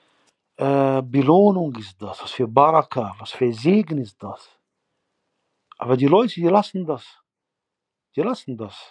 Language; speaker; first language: German; non-native, fluent; Arabic